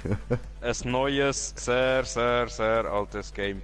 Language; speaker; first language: German; native; German